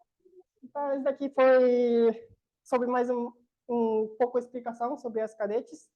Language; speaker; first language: Portuguese; non-native, learner; Korean